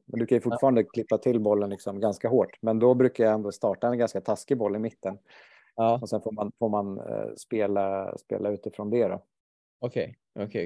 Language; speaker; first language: Swedish; native; Swedish